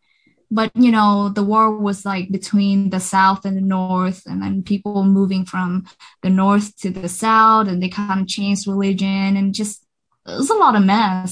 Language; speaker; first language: English; non-native, fluent; Vietnamese